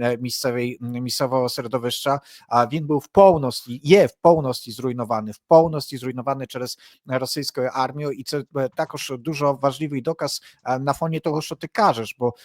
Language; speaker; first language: Polish; non-native, learner; Ukrainian